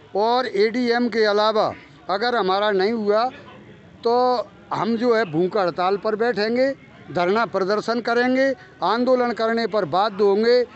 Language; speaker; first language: Hindi; native; Hindi